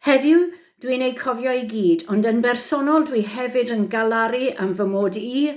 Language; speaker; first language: Welsh; native; Welsh